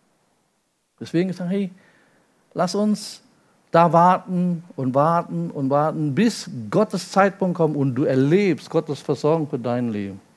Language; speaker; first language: German; non-native, fluent; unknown